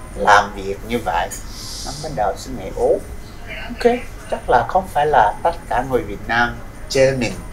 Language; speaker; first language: Vietnamese; non-native, fluent; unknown